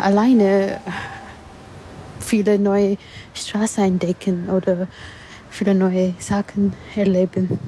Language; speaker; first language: German; non-native, learner; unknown